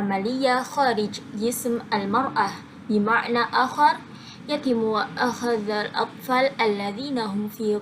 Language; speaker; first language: Arabic; non-native, learner; Indonesian